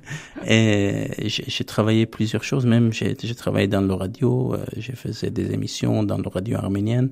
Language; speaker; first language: French; non-native, fluent; Armenian